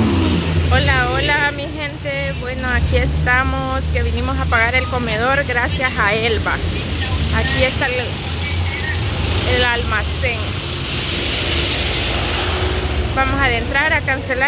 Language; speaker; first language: Spanish; native; Spanish